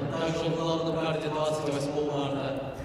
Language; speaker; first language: Russian; native; Russian